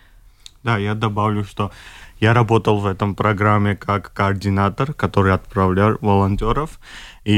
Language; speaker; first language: Russian; non-native, fluent; Georgian